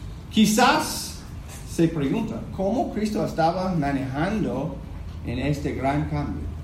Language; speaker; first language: Spanish; non-native, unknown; English